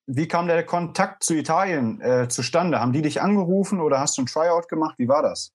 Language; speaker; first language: German; native; German